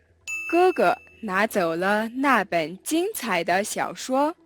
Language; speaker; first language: Chinese; non-native, learner; Mongolian